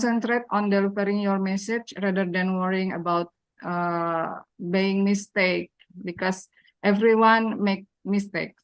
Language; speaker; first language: English; non-native, learner; Indonesian